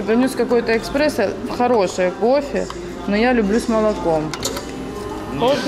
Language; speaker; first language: Russian; native; Russian